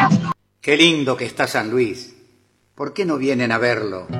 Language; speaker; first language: Spanish; native; Spanish